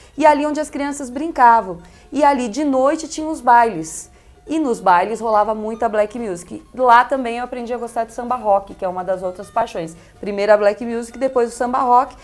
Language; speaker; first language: Portuguese; early bilingual, other home language; Spanish